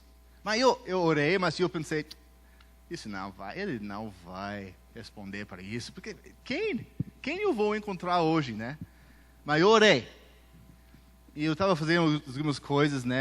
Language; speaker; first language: Portuguese; early bilingual, heritage; Portuguese